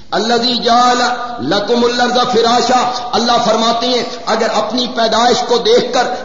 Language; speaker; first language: Urdu; non-native, local second language; Punjabi